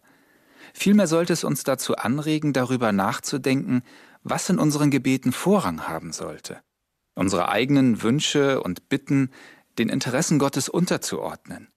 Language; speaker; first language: German; native; German